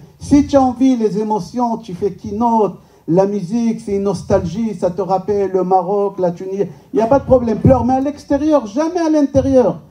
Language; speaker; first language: French; non-native, fluent; Hebrew